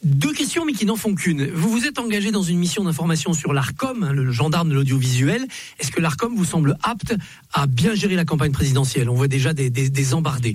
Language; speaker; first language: French; native; French